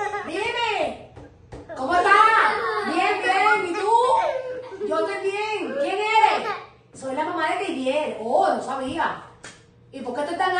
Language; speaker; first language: Spanish; native; Spanish